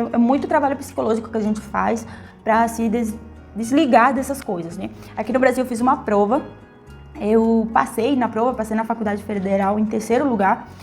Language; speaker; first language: Portuguese; non-native, fluent; Spanish